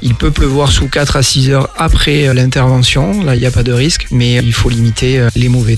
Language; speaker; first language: French; native; French